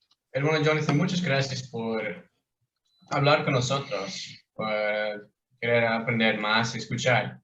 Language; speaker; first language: Spanish; non-native, fluent; English